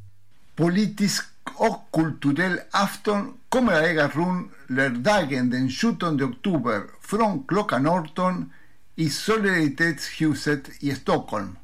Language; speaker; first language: Swedish; non-native, fluent; Spanish